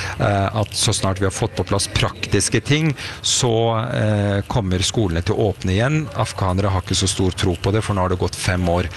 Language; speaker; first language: Norwegian; early bilingual, other home language; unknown